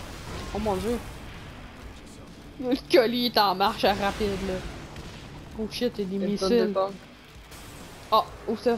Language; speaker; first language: French; native; French